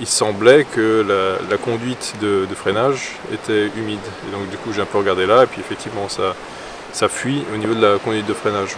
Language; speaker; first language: French; native; French